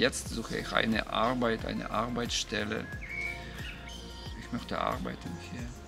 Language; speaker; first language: German; non-native, learner; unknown